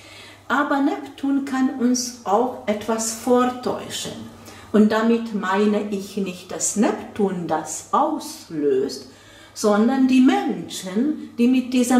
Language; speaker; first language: German; non-native, fluent; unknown